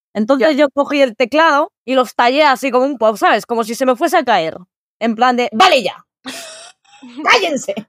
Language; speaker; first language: Spanish; early bilingual, other home language; Arabic